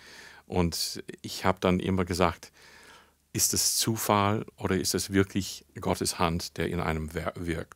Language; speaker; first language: German; non-native, fluent; English